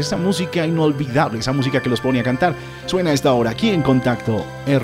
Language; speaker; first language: Spanish; native; Spanish